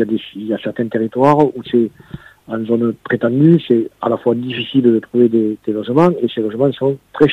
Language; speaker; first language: French; native; French